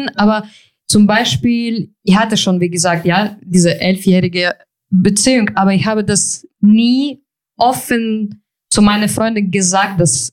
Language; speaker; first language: German; non-native, fluent; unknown